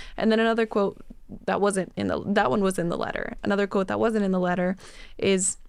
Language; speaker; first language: English; native; English